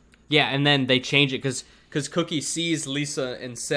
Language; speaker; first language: English; native; English